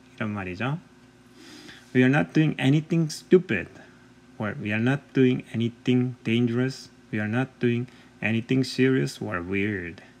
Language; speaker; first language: English; non-native, fluent; Korean